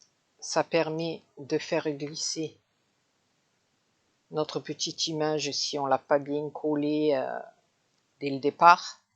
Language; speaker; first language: French; native; French